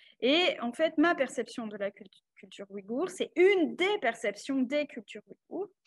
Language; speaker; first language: French; native; French